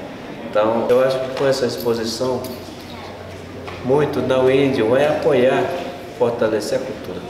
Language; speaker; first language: Portuguese; non-native, local second language; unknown